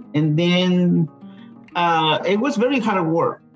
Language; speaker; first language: English; non-native, fluent; Spanish